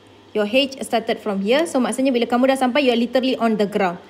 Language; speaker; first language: English; non-native, local second language; Malay